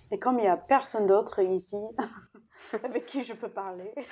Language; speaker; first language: French; non-native, fluent; English